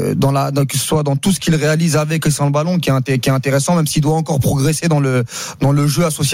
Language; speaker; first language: French; native; French